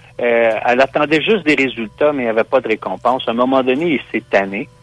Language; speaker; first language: French; native; French